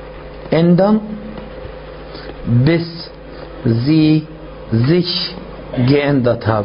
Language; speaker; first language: German; non-native, fluent; Arabic